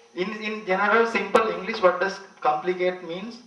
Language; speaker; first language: English; non-native, local second language; Sinhala